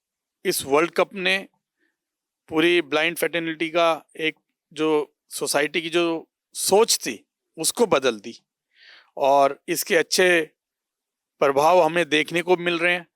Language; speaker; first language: Hindi; native; Hindi